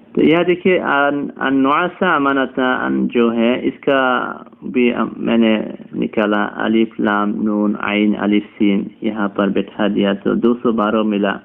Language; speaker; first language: Urdu; non-native, fluent; Bangla